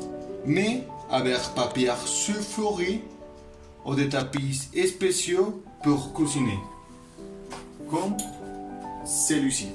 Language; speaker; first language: French; non-native, learner; Spanish